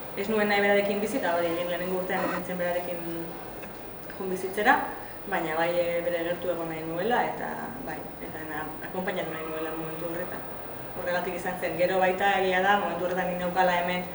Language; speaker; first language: Basque; non-native, local second language; Spanish